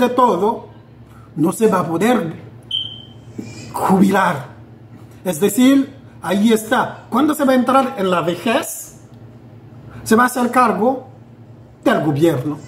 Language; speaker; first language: Spanish; non-native, fluent; Haitian Creole